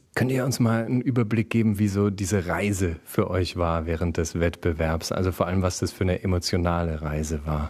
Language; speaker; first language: German; native; German